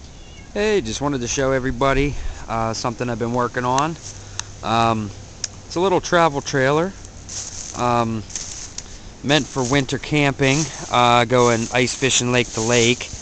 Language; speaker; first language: English; native; English